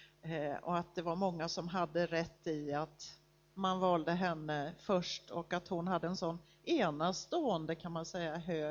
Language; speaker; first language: Swedish; native; Swedish